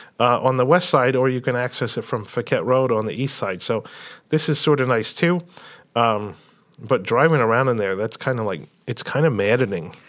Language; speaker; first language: English; native; English